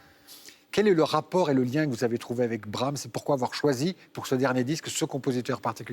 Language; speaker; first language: French; native; French